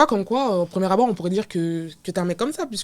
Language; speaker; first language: French; native; French